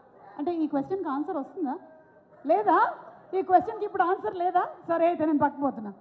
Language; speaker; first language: Telugu; native; Telugu